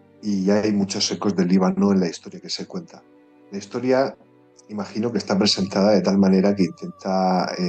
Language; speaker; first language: Spanish; native; Spanish